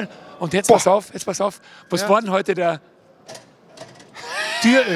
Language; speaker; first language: German; native; German